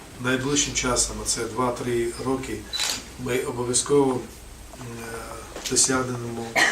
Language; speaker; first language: Ukrainian; non-native, fluent; Georgian